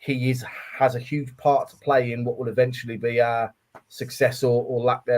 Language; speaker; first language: English; native; English